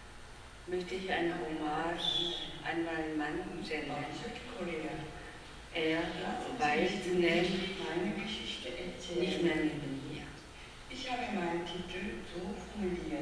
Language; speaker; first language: German; non-native, fluent; Korean